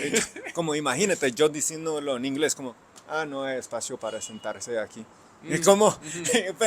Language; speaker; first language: Spanish; non-native, fluent; English